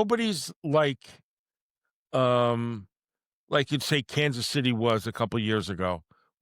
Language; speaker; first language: English; native; English